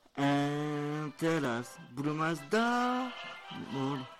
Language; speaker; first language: French; native; French